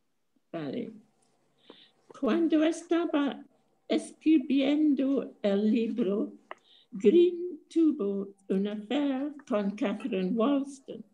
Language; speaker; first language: Spanish; non-native, fluent; English